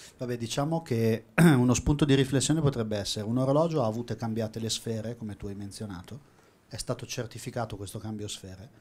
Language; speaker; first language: Italian; native; Italian